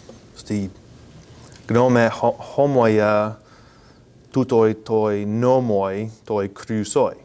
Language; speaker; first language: Greek; non-native, fluent; English